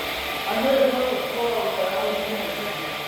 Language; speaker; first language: English; native; English